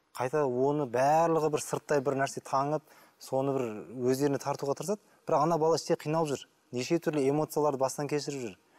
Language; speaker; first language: Kazakh; native; Kazakh